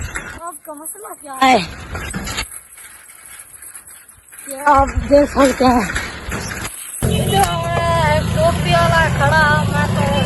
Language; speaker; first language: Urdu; non-native, local second language; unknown